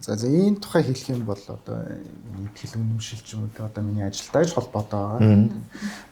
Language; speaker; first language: Mongolian; non-native, fluent; Japanese